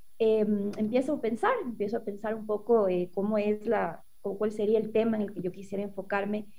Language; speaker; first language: Spanish; native; Spanish